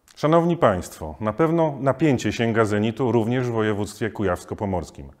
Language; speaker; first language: Polish; native; Polish